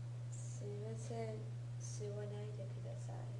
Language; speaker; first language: Japanese; non-native, learner; English